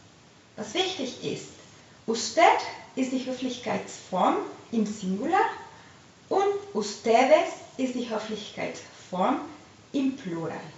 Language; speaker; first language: German; non-native, fluent; Spanish